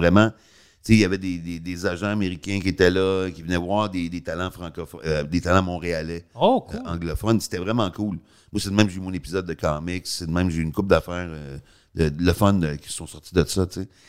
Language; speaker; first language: French; native; French